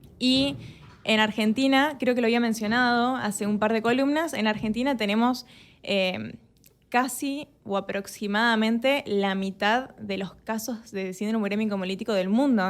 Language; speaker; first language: Spanish; native; Spanish